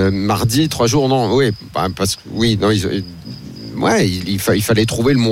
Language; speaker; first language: French; native; French